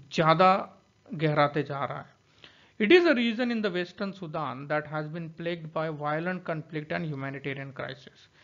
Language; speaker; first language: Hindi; non-native, local second language; Marathi